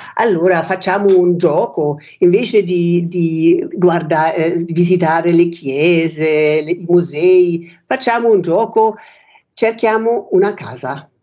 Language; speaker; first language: Italian; non-native, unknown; German